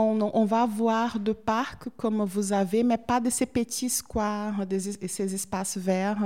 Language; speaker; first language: French; non-native, fluent; Portuguese